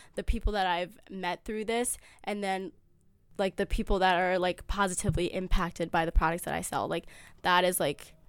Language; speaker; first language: English; early bilingual, other home language; Amharic